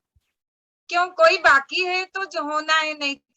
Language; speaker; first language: Hindi; native; Hindi